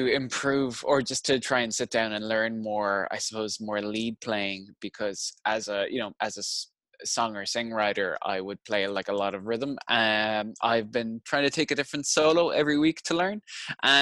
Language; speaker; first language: English; native; English